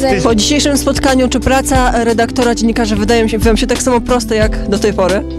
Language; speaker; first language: Polish; native; Polish